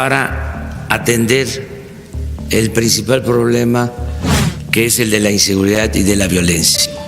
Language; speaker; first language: Spanish; native; Spanish